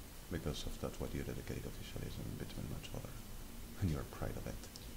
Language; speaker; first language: English; non-native, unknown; Spanish